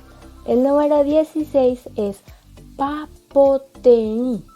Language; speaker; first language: Spanish; non-native, local second language; Guarani